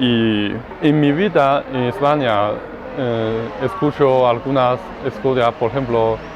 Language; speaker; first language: Spanish; non-native, learner; Chinese